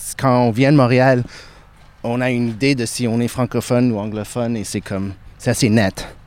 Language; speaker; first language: French; non-native, local second language; English